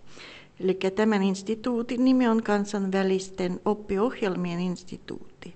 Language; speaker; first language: Finnish; non-native, fluent; Russian